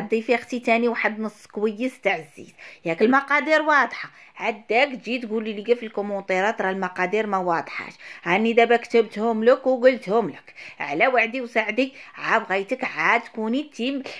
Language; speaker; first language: Arabic; native; Arabic